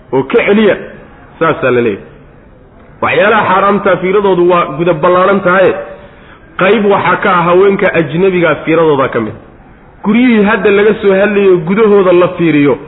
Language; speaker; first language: Somali; native; Somali